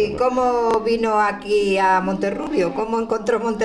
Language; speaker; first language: Spanish; native; Spanish